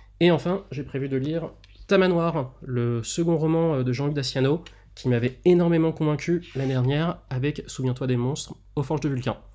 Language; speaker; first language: French; native; French